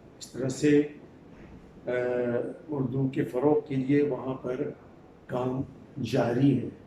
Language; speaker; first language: Urdu; non-native, fluent; Morisyen